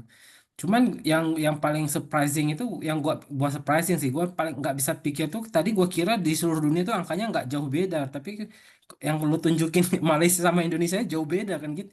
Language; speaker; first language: Indonesian; native; Indonesian